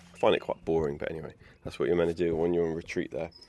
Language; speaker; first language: English; native; English